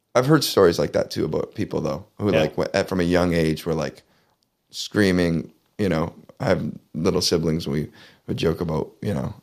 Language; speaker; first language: English; native; English